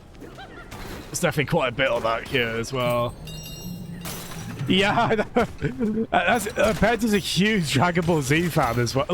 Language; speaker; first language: English; native; English